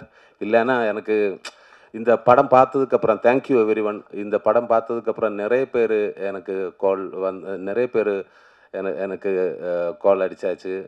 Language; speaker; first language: Tamil; non-native, learner; Malayalam